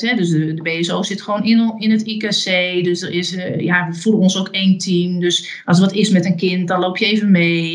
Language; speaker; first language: Dutch; native; Dutch